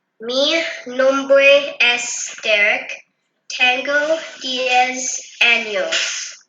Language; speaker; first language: Spanish; non-native, learner; English